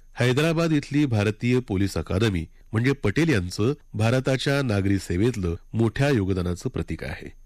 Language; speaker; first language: Marathi; native; Marathi